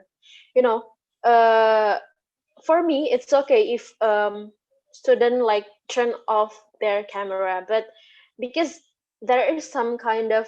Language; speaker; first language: English; non-native, fluent; Indonesian